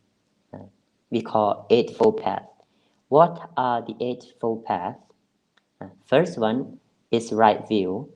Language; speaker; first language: English; non-native, fluent; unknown